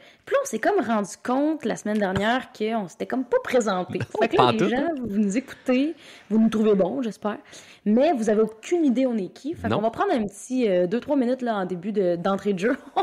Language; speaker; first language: French; native; French